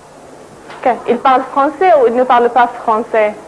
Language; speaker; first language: French; non-native, fluent; Arabic